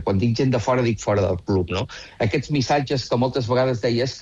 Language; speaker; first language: Catalan; native; Catalan